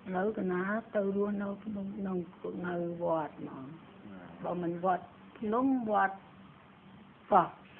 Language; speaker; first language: Khmer; native; Khmer